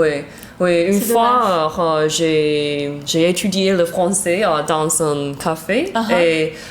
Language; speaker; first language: French; non-native, learner; Chinese